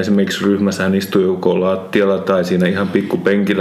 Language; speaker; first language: Finnish; non-native, fluent; Spanish